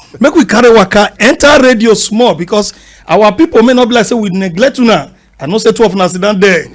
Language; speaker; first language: Nigerian Pidgin; non-native, local second language; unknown